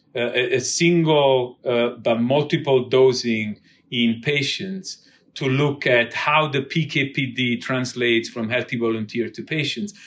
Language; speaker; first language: English; non-native, fluent; Italian